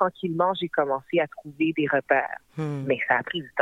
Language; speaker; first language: French; native; French